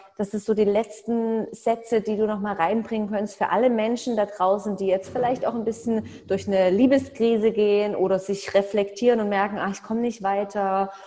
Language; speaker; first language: German; native; German